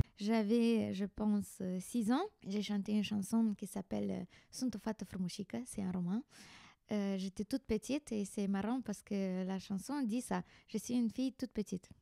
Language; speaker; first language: French; non-native, fluent; Romanian